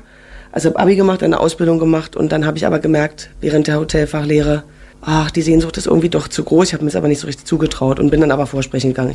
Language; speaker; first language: German; native; German